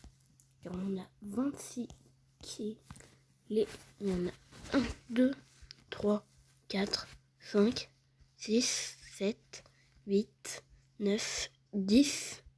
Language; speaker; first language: French; native; French